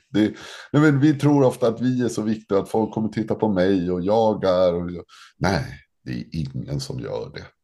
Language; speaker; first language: Swedish; native; Swedish